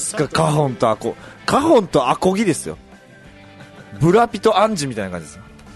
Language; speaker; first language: Japanese; native; Japanese